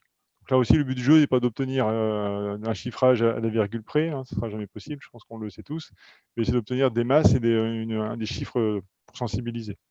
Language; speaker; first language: French; native; French